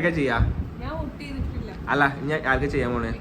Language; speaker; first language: Malayalam; native; Malayalam